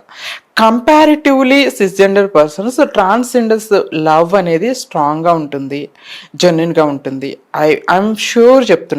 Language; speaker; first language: Telugu; native; Telugu